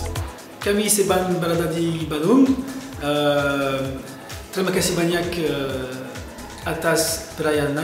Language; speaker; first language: Indonesian; non-native, learner; French